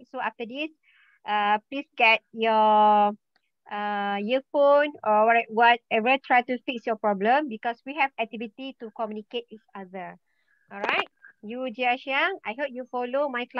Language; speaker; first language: English; non-native, learner; Malay